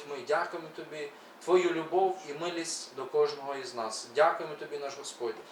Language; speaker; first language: Ukrainian; native; Ukrainian